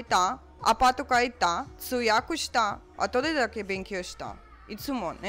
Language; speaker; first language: Japanese; non-native, learner; Russian